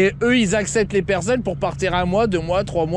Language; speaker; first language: French; native; French